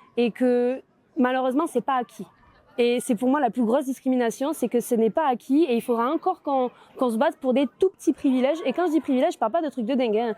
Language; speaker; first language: French; native; French